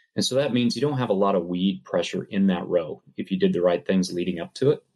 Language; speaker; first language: English; native; English